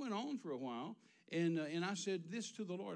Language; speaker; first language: English; native; English